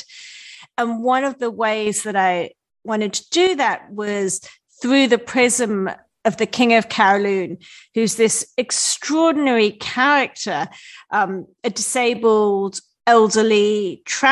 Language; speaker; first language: English; native; English